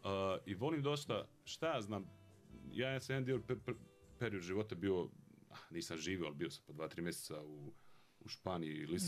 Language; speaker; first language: Serbian; native; Serbian